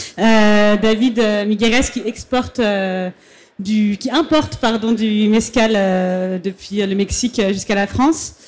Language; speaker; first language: French; native; French